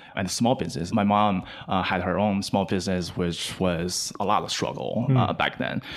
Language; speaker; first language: English; non-native, fluent; Chinese